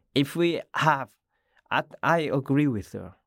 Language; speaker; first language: English; non-native, learner; Korean